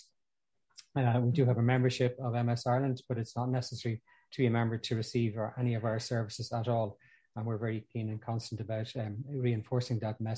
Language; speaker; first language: English; native; English